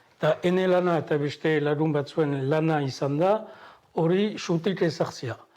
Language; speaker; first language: Basque; native; Basque